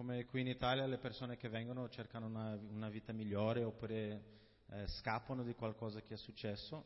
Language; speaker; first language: Italian; non-native, fluent; Portuguese